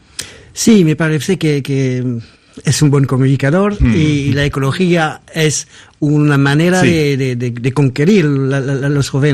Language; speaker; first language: Spanish; non-native, fluent; French